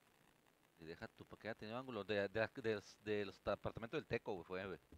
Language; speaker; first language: Spanish; native; Spanish